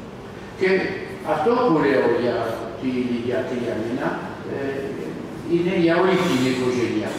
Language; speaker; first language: Greek; non-native, learner; French